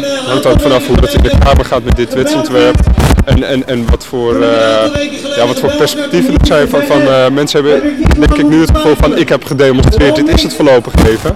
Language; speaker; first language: Dutch; native; Dutch